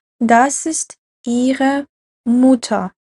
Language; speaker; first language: German; non-native, fluent; Ukrainian